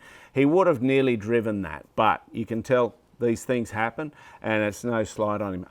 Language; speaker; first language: English; native; English